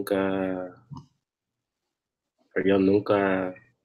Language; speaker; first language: Spanish; non-native, learner; English